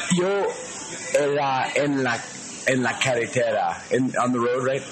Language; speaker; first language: Spanish; non-native, learner; English